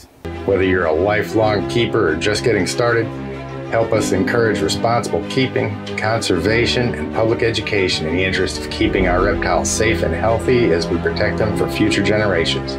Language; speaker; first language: English; native; English